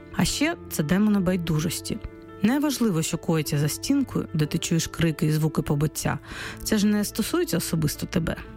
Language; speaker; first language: Ukrainian; native; Ukrainian